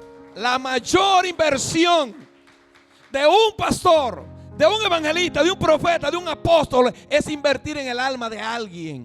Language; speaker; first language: Spanish; native; Spanish